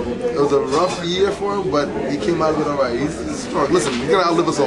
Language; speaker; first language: English; early bilingual, other home language; Spanish